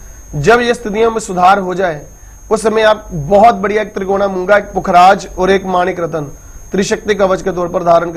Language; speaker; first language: Hindi; native; Hindi